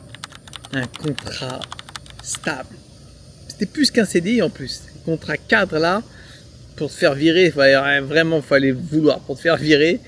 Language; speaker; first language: French; native; French